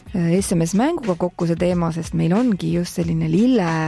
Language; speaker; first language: Estonian; native; Estonian